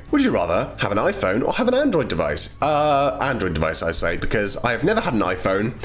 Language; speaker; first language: English; native; English